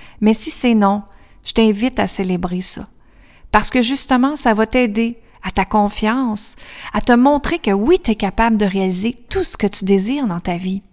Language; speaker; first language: French; native; French